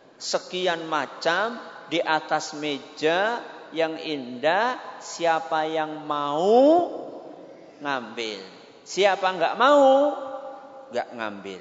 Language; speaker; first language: Indonesian; non-native, local second language; Javanese